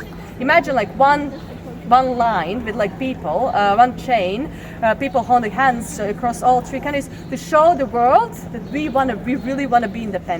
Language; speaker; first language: English; non-native, fluent; Latvian